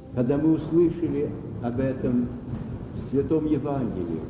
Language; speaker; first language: Russian; native; Russian